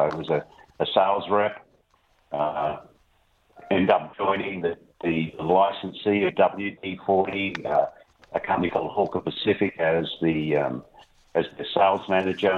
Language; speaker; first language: English; native; English